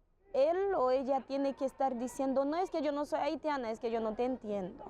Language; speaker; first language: Spanish; non-native, fluent; Haitian Creole